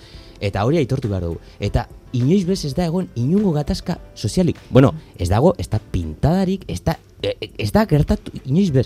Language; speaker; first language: Basque; native; Basque